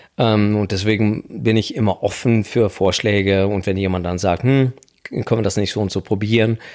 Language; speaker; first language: German; non-native, fluent; Swedish